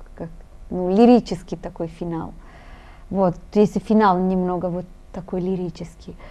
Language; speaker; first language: Russian; non-native, fluent; Italian